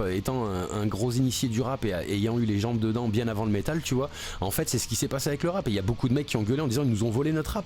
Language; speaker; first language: French; native; French